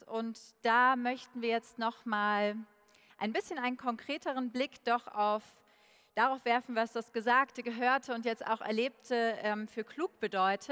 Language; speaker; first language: German; native; German